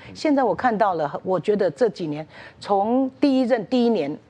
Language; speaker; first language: Chinese; native; Chinese